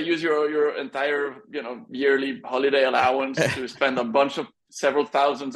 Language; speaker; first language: English; non-native, fluent; French